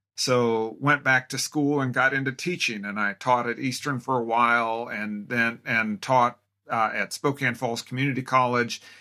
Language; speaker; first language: English; native; English